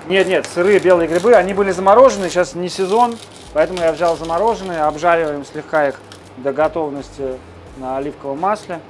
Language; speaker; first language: Russian; native; Russian